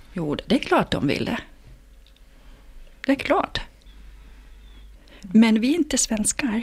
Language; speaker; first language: Swedish; non-native, fluent; Finnish